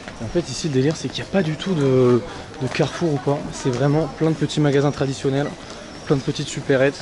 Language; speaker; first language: French; native; French